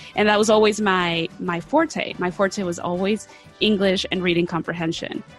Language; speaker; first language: English; early bilingual, other home language; Spanish